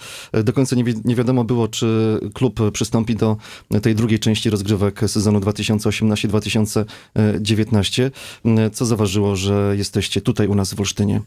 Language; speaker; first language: Polish; native; Polish